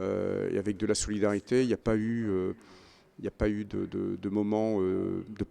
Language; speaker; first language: French; native; French